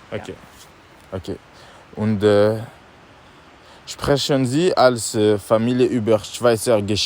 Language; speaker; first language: German; non-native, learner; French